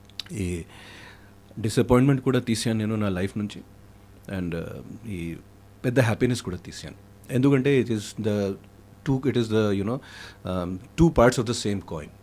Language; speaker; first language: Telugu; non-native, fluent; Hindi